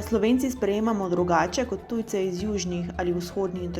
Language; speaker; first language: Slovenian; native; Slovenian